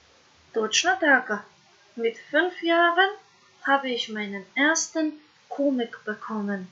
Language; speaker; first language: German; non-native, fluent; Macedonian